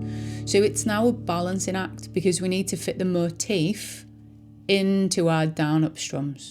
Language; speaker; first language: English; native; English